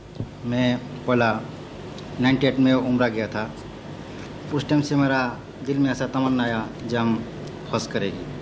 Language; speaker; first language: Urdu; non-native, learner; Bangla